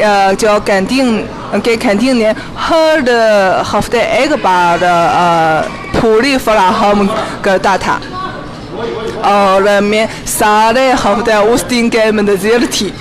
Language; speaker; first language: Hindi; non-native, fluent; Chinese